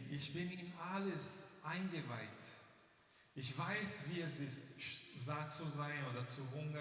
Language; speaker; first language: German; non-native, fluent; Portuguese